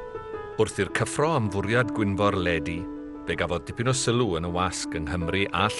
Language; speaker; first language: Welsh; native; Welsh